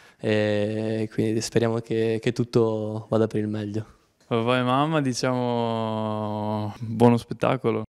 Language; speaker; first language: Italian; non-native, fluent; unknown